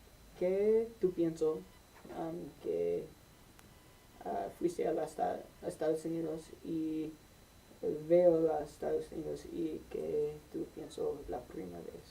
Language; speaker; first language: Spanish; non-native, learner; English